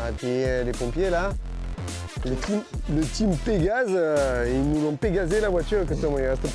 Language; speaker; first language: French; native; French